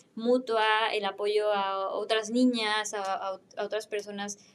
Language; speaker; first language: Spanish; native; Spanish